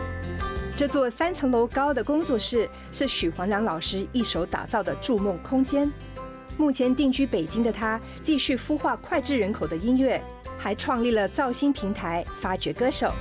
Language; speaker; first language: Chinese; native; Chinese